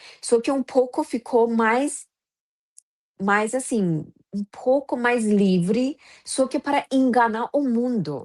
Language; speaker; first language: Portuguese; non-native, fluent; Persian